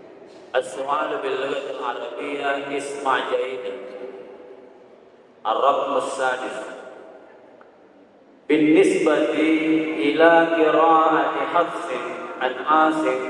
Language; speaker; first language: Arabic; non-native, fluent; Indonesian